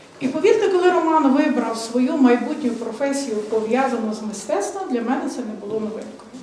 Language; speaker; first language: Ukrainian; native; Ukrainian